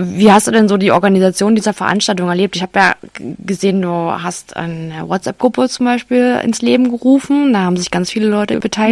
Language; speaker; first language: German; native; German